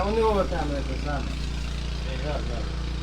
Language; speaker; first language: Russian; non-native, local second language; Chechen